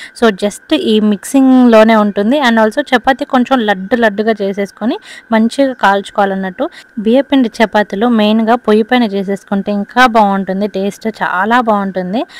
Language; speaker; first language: Telugu; non-native, local second language; Lambadi